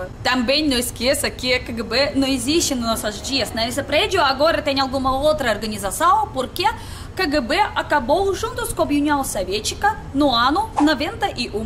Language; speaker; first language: Portuguese; non-native, learner; Russian